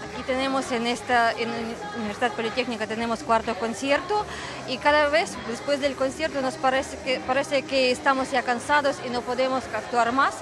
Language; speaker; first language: Spanish; non-native, fluent; Russian